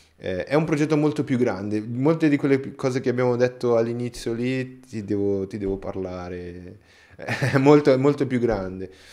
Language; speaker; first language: Italian; non-native, fluent; Portuguese